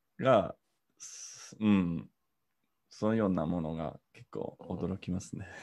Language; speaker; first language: Japanese; non-native, fluent; English